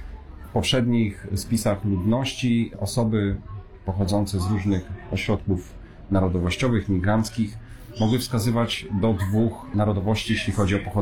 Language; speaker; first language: Polish; native; Polish